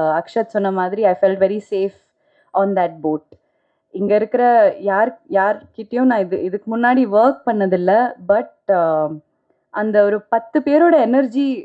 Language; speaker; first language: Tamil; non-native, local second language; Malayalam